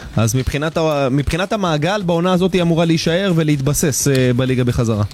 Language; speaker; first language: Hebrew; native; Hebrew